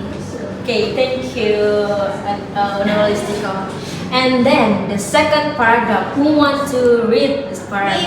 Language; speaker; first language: English; non-native, learner; Indonesian